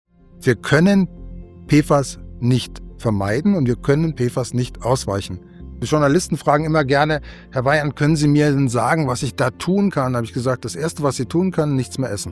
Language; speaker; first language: German; native; German